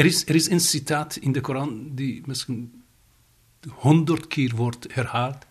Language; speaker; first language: Dutch; non-native, fluent; Persian